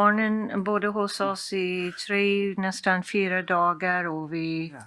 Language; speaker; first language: Swedish; non-native, fluent; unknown